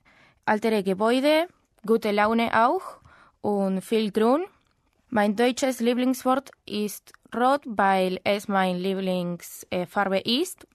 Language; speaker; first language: German; non-native, learner; Spanish